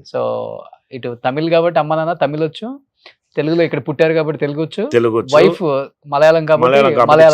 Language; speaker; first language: Telugu; native; Telugu